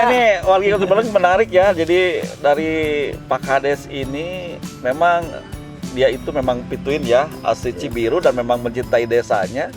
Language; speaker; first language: Indonesian; non-native, local second language; Sundanese